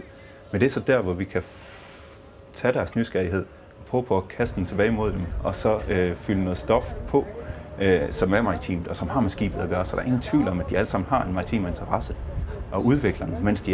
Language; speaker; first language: Danish; native; Danish